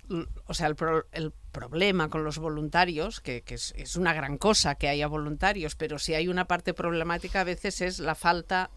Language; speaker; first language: Spanish; non-native, local second language; Catalan